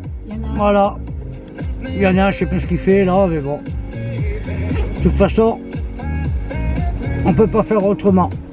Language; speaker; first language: French; native; French